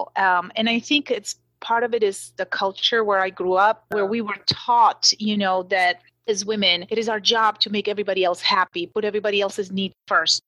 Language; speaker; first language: English; non-native, fluent; Slovak